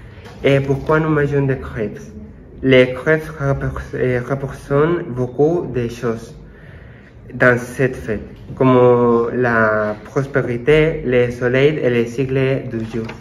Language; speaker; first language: French; non-native, learner; Spanish